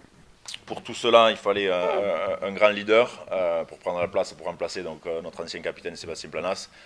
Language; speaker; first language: French; native; French